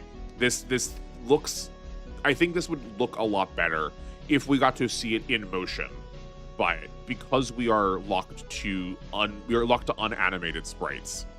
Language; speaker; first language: English; native; English